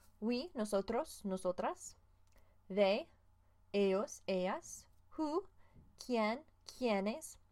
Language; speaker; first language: Spanish; non-native, fluent; English